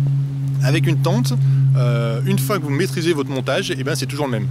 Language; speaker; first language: French; native; French